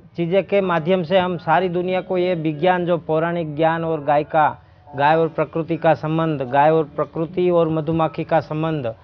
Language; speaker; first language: Hindi; non-native, local second language; Gujarati